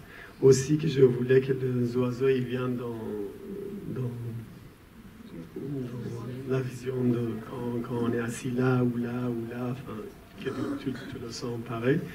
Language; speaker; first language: French; non-native, fluent; Persian